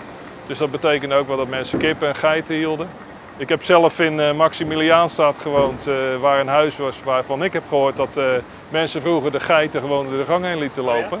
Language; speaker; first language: Dutch; native; Dutch